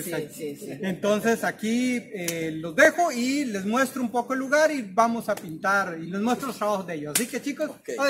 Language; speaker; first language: Spanish; native; Spanish